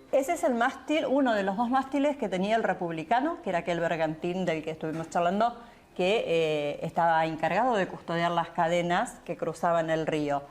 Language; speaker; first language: Spanish; native; Spanish